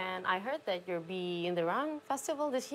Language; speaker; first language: English; non-native, fluent; Indonesian